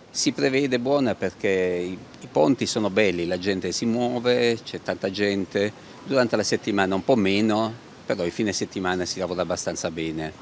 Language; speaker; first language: Italian; native; Italian